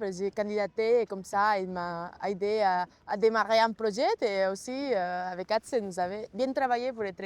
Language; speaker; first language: French; non-native, fluent; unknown